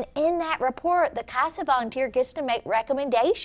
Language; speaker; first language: English; native; English